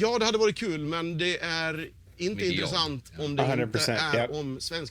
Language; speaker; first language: Swedish; native; Swedish